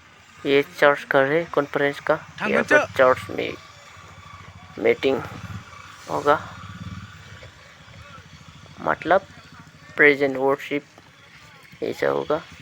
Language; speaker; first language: Hindi; non-native, local second language; Bodo